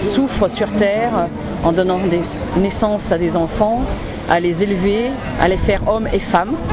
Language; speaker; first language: French; native; French